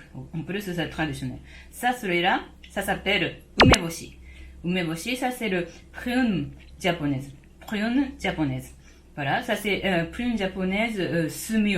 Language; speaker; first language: French; non-native, fluent; Japanese